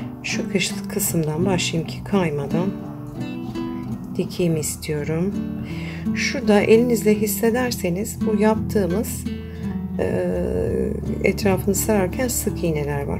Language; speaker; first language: Turkish; native; Turkish